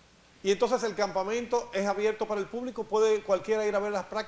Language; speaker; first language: Spanish; native; Spanish